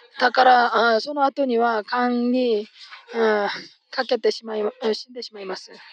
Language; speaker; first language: Japanese; non-native, fluent; Korean